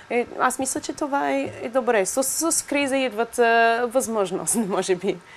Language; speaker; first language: Bulgarian; non-native, learner; English